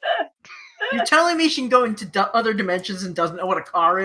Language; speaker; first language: English; native; English